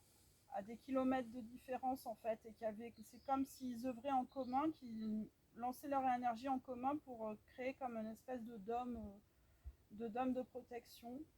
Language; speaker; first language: French; native; French